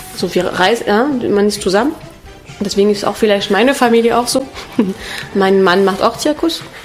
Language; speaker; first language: German; non-native, fluent; French